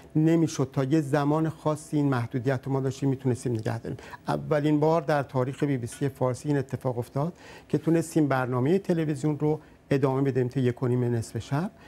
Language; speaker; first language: Persian; native; Persian